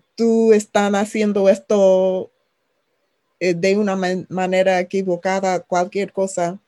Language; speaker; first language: Spanish; non-native, fluent; English